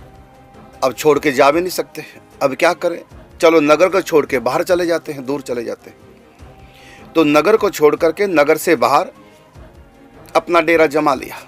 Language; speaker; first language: Hindi; native; Hindi